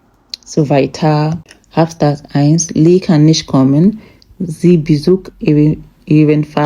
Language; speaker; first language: German; non-native, fluent; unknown